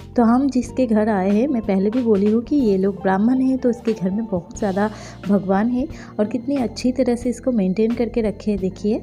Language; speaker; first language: Hindi; non-native, local second language; Bangla